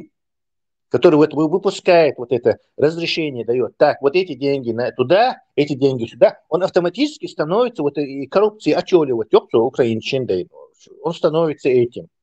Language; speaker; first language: Russian; non-native, local second language; Chechen